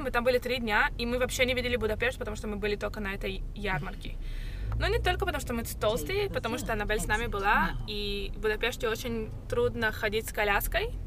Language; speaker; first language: Russian; early bilingual, heritage; Russian